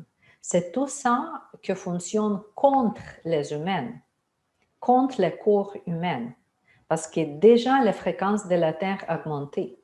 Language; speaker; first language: French; non-native, fluent; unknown